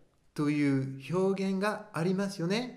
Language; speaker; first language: Japanese; non-native, fluent; French